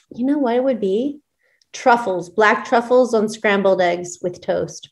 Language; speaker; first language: English; native; English